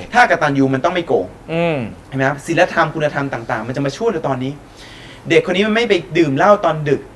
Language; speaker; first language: Thai; native; Thai